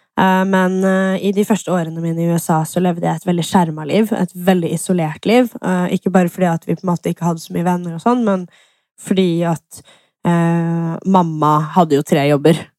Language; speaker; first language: Norwegian; early bilingual, other home language; English